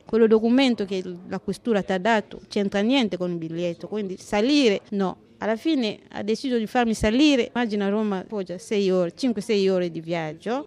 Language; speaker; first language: Italian; non-native, fluent; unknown